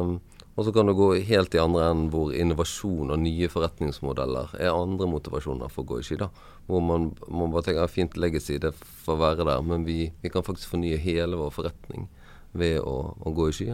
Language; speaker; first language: Norwegian; native; Norwegian